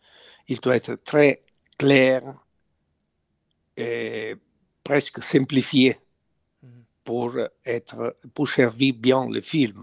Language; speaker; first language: French; non-native, fluent; Italian